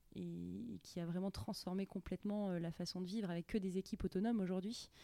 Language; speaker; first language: French; native; French